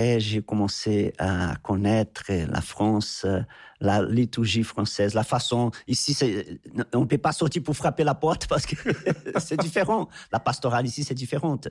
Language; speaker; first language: French; non-native, fluent; Portuguese